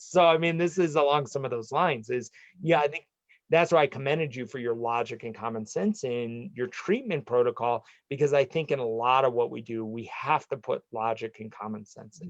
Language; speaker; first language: English; native; English